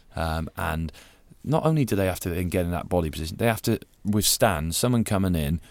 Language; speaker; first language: English; native; English